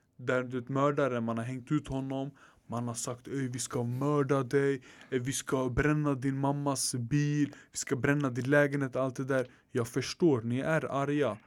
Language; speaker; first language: Swedish; early bilingual, other home language; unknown